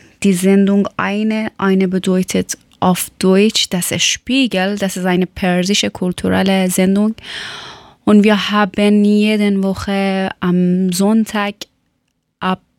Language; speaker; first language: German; non-native, learner; Persian